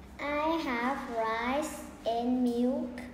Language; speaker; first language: English; non-native, learner; Vietnamese